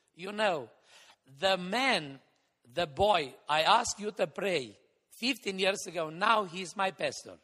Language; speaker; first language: English; non-native, fluent; Romanian